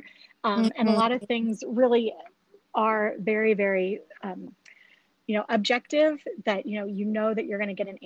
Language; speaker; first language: English; native; English